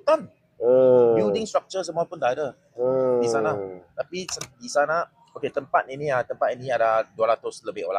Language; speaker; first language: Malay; non-native, local second language; Chinese